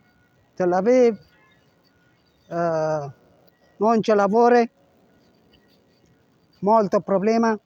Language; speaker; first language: Italian; non-native, learner; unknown